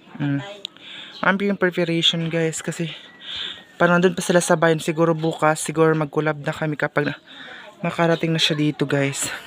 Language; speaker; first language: Filipino; non-native, local second language; Cebuano